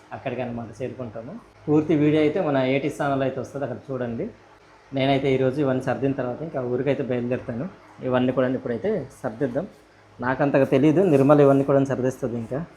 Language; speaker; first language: Telugu; non-native, local second language; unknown